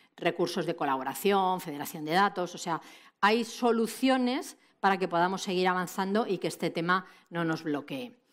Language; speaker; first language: Spanish; native; Spanish